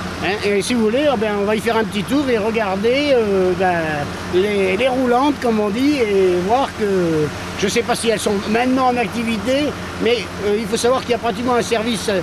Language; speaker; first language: French; native; French